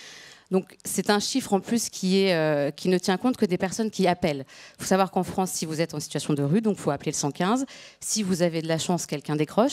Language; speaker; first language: French; native; French